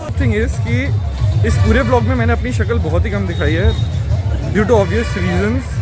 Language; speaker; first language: Hindi; non-native, local second language; Bangla